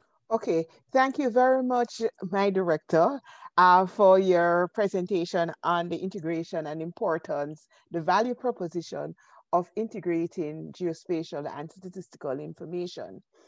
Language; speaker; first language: English; native; English